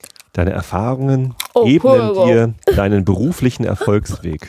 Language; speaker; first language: German; native; German